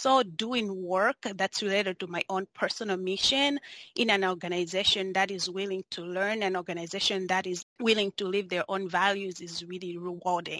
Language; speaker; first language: English; non-native, local second language; Nyanja